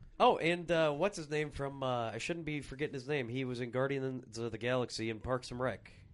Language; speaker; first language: English; native; English